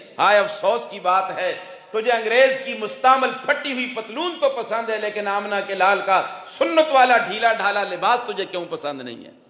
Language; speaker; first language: Urdu; non-native, local second language; Pashto